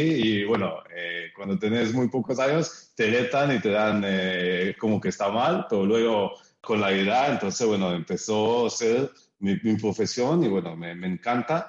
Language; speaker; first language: Spanish; early bilingual, heritage; Spanish